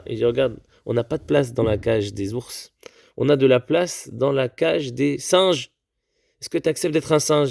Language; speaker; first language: French; native; French